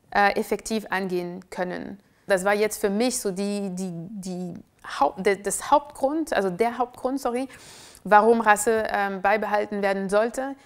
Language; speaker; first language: German; non-native, fluent; French